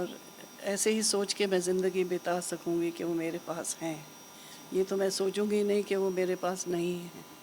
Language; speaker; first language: Hindi; native; Hindi